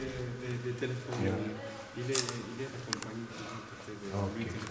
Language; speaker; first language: French; non-native, fluent; Arabic